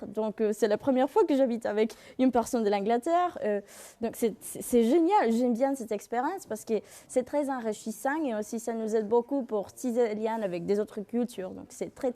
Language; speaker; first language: French; non-native, fluent; Spanish